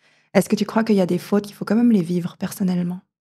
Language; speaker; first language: French; native; French